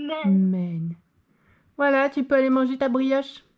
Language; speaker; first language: French; native; French